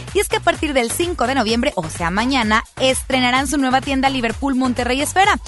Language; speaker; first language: Spanish; native; Spanish